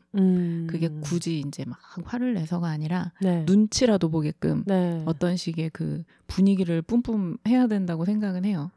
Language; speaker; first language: Korean; native; Korean